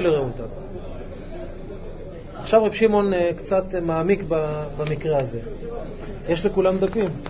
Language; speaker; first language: Hebrew; native; Hebrew